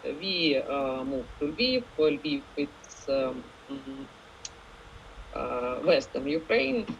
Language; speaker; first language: English; non-native, learner; Ukrainian